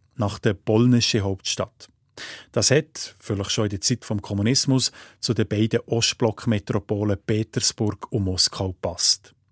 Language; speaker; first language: German; native; German